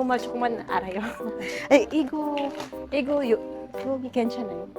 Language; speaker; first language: Korean; non-native, learner; Filipino